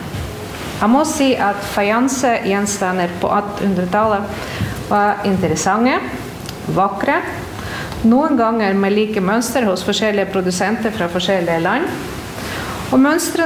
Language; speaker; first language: Norwegian; non-native, fluent; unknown